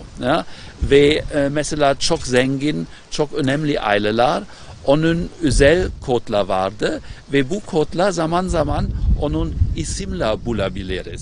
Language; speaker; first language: Turkish; non-native, learner; German